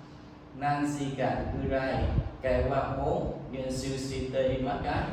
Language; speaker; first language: Japanese; non-native, learner; Vietnamese